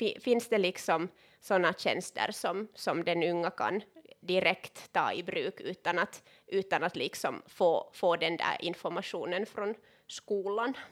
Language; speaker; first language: Swedish; non-native, local second language; Finnish